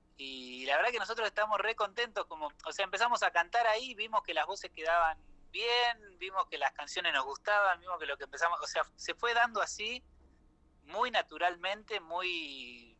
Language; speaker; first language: Spanish; native; Spanish